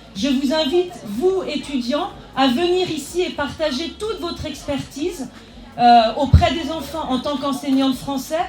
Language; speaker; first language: French; native; French